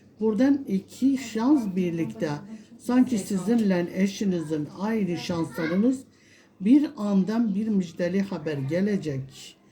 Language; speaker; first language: Turkish; non-native, local second language; Kurdish